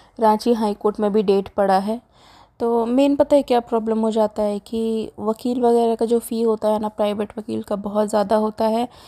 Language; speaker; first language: Hindi; native; Hindi